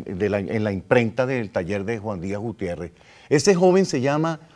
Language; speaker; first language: Spanish; native; Spanish